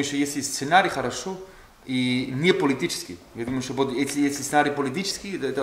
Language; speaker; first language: Russian; non-native, learner; German